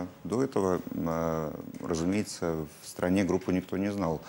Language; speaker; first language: Russian; native; Russian